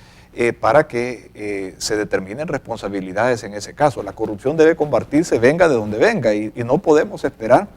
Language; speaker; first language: Spanish; native; Spanish